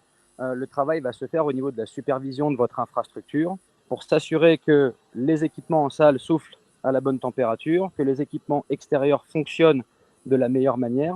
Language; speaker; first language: French; native; French